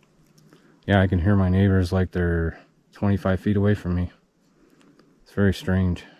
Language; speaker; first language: English; native; English